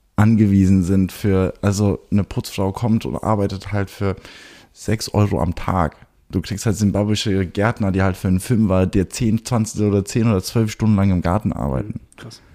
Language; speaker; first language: German; early bilingual, heritage; German